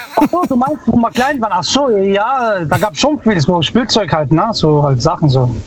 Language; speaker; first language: German; early bilingual, other home language; Italian